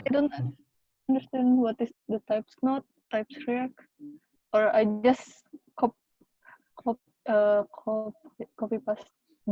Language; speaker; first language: English; non-native, learner; Indonesian